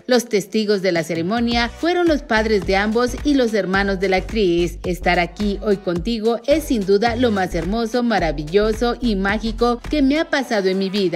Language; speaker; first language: Spanish; native; Spanish